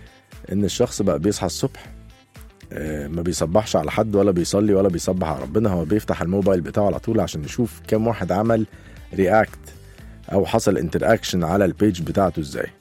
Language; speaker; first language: Arabic; native; Arabic